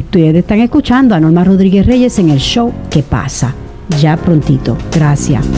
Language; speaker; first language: Spanish; native; Spanish